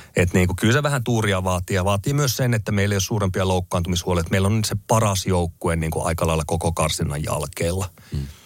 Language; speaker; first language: Finnish; native; Finnish